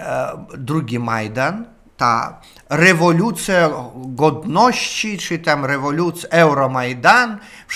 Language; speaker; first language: Polish; non-native, learner; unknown